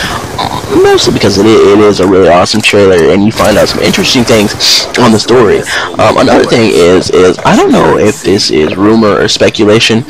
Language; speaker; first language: English; native; English